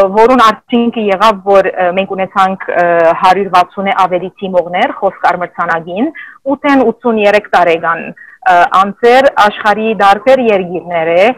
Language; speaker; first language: Armenian; native; Armenian